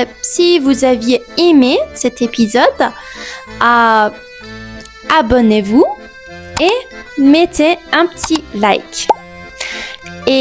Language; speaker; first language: French; non-native, fluent; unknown